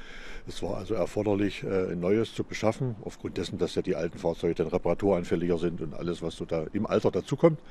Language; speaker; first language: German; native; German